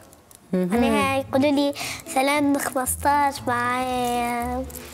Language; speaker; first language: Arabic; native; Arabic